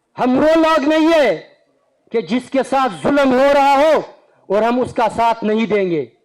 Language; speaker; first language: Urdu; non-native, local second language; Pashto